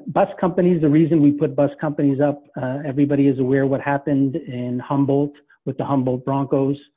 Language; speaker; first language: English; native; English